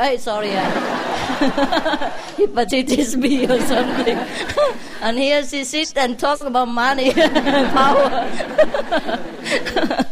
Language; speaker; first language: English; non-native, fluent; Vietnamese